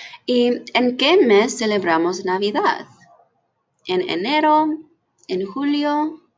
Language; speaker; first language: Spanish; non-native, fluent; English